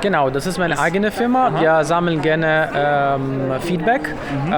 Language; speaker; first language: German; non-native, fluent; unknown